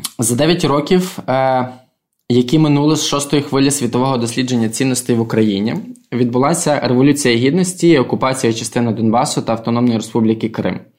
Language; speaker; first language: Ukrainian; non-native, local second language; Russian